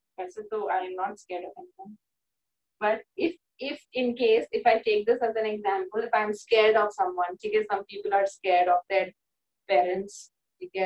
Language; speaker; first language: English; non-native, local second language; Hindi